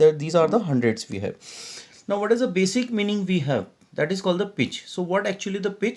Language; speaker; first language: English; non-native, local second language; Hindi